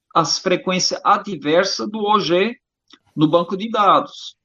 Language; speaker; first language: Portuguese; non-native, fluent; German